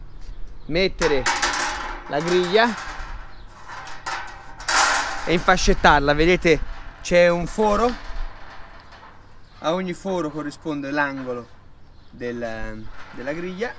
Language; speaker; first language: Italian; native; Italian